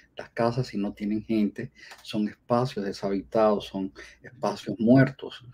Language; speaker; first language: Spanish; native; Spanish